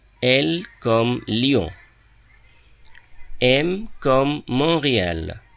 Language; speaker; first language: French; non-native, fluent; Arabic